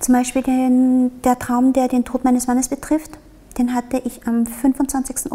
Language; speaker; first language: German; early bilingual, other home language; Vietnamese